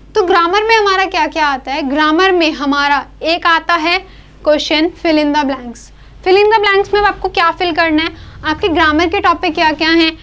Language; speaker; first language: Hindi; native; Hindi